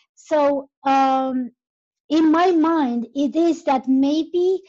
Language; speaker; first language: English; non-native, fluent; Romanian